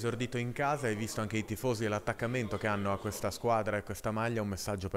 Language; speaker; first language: Italian; native; Italian